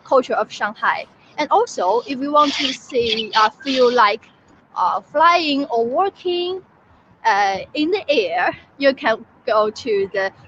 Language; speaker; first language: English; non-native, fluent; Chinese